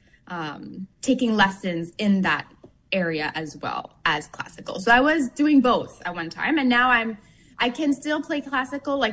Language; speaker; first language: English; non-native, fluent; French